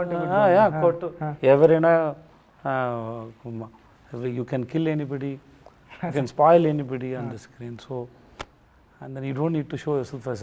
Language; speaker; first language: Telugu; non-native, learner; Tamil